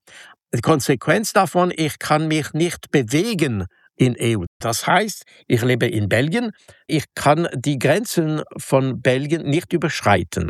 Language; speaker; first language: German; non-native, local second language; French